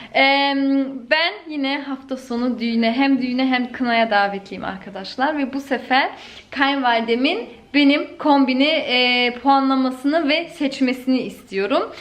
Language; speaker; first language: Turkish; early bilingual, heritage; Turkish